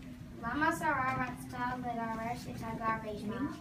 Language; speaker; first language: Hebrew; non-native, learner; English